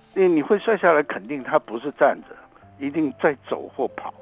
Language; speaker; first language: Chinese; native; Chinese